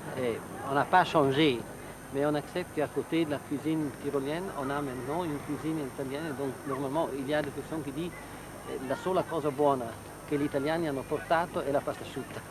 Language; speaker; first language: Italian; non-native, local second language; German